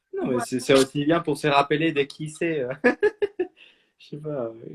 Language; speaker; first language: French; non-native, fluent; Spanish